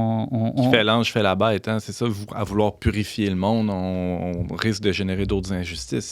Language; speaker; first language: French; native; French